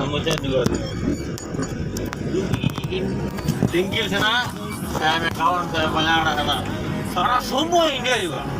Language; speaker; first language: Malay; non-native, learner; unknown